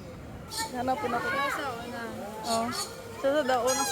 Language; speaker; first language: Filipino; non-native, local second language; Cebuano